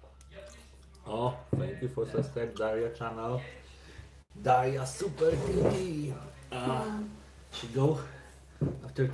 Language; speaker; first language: English; non-native, learner; Polish